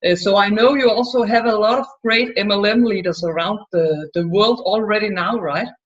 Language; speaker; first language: English; non-native, fluent; Danish